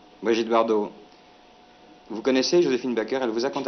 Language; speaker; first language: French; native; French